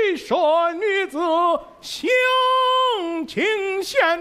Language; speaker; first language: Chinese; non-native, fluent; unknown